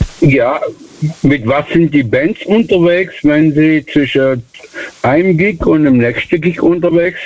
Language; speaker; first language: German; native; German